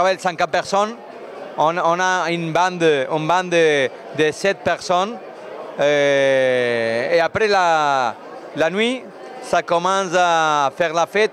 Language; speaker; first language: French; non-native, learner; Spanish